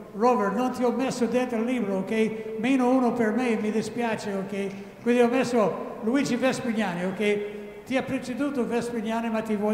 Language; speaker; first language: Italian; non-native, fluent; English